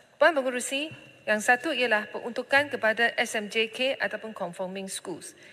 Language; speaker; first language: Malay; non-native, local second language; Chinese